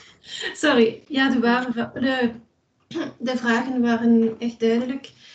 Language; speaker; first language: Dutch; non-native, local second language; French